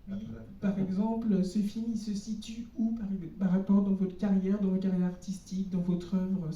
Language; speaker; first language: French; native; French